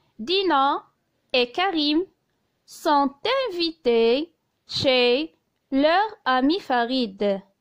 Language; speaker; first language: French; non-native, local second language; Arabic